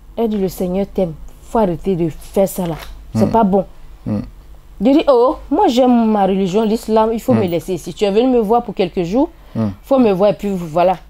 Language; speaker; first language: French; non-native, local second language; Dyula